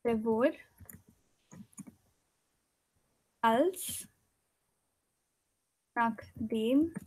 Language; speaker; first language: German; non-native, fluent; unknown